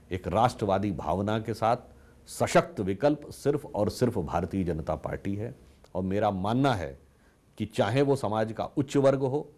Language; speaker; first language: Hindi; native; Hindi